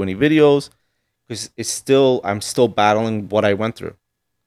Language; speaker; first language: English; early bilingual, other home language; Italian